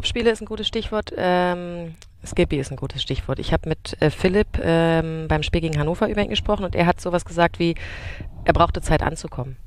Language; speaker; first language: German; native; German